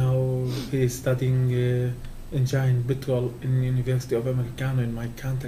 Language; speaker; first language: English; non-native, learner; Kurdish